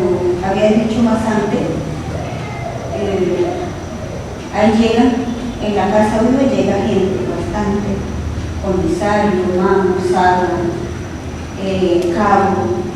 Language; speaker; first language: Spanish; non-native, local second language; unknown